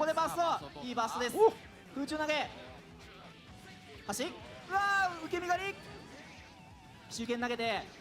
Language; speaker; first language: Japanese; native; Japanese